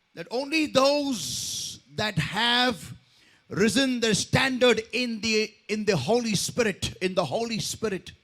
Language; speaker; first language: English; non-native, local second language; Marathi